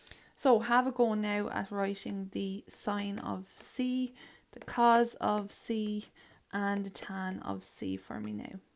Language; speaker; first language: English; native; English